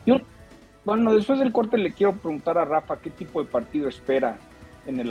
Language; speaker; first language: Spanish; native; Spanish